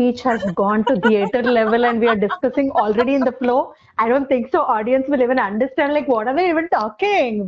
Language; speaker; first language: English; non-native, local second language; Telugu